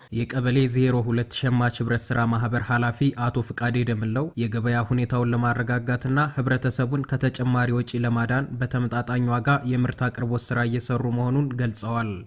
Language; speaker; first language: Amharic; native; Amharic